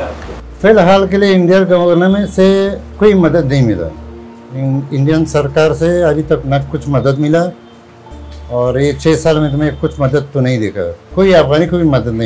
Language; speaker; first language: Hindi; non-native, fluent; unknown